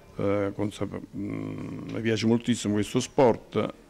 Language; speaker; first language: Italian; native; Italian